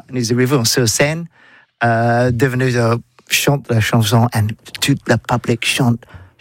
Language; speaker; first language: French; non-native, learner; English